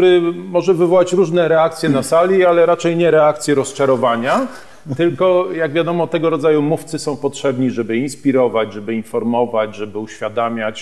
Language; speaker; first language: Polish; native; Polish